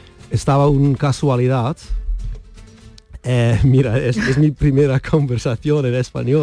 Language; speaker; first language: Spanish; non-native, learner; Dutch